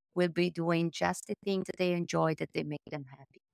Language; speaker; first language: English; non-native, fluent; Italian